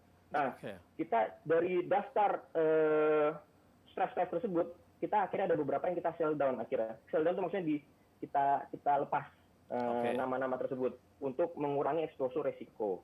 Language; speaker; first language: Indonesian; native; Indonesian